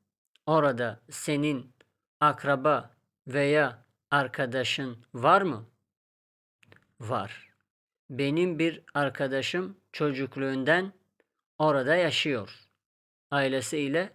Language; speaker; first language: Turkish; non-native, fluent; Tajik